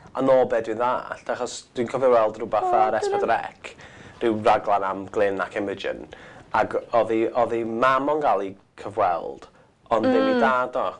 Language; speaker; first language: Welsh; non-native, local second language; English